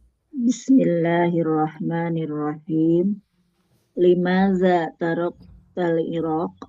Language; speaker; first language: Arabic; non-native, learner; Indonesian